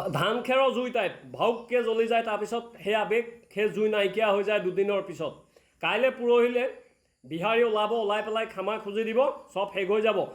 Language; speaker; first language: Assamese; native; Assamese